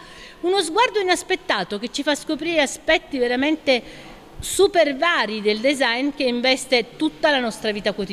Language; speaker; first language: Italian; native; Italian